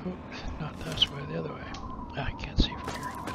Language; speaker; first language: English; native; English